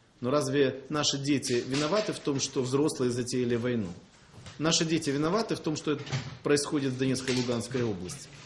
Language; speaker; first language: Russian; native; Russian